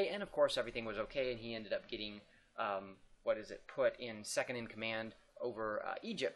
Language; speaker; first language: English; native; English